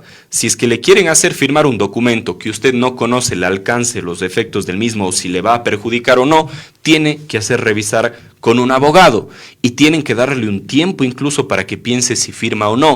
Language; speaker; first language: Spanish; native; Spanish